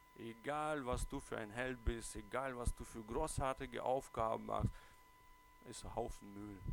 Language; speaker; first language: German; early bilingual, other home language; Russian